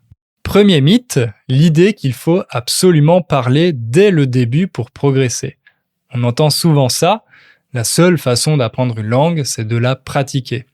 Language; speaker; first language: French; native; French